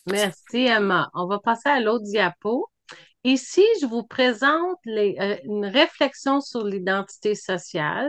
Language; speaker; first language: French; native; French